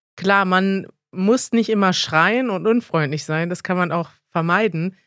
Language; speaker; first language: German; native; German